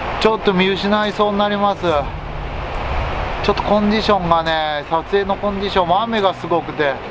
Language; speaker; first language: Japanese; native; Japanese